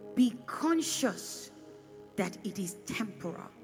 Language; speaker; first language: English; non-native, local second language; Bini